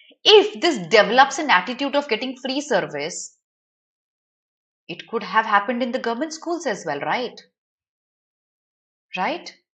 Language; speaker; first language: English; non-native, local second language; Hindi